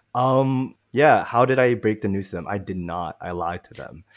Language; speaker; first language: English; native; English